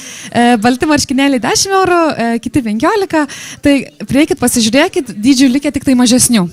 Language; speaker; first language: Lithuanian; native; Lithuanian